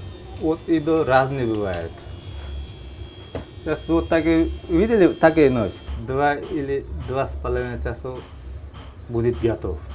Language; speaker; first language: Russian; non-native, local second language; Uzbek